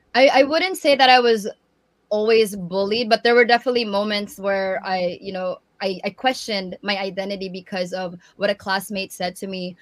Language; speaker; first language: English; early bilingual, other home language; Waray